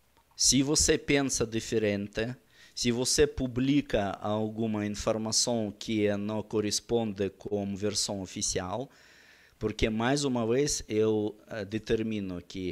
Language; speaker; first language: Portuguese; non-native, learner; Russian